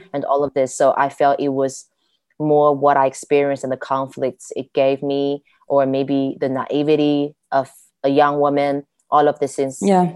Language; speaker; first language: English; non-native, fluent; Chinese